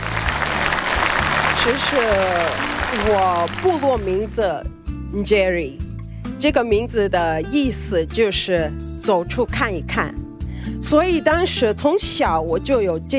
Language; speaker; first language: Chinese; non-native, fluent; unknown